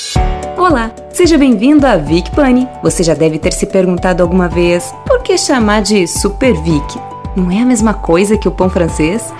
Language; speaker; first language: Portuguese; native; Portuguese